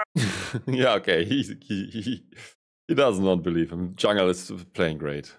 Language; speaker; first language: English; non-native, fluent; German